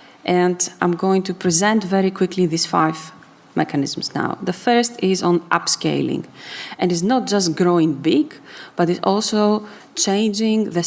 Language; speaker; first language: English; non-native, fluent; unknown